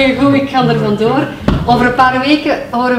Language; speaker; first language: Dutch; native; Dutch